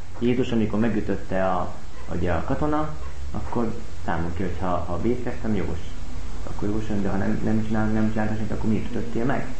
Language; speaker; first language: Hungarian; native; Hungarian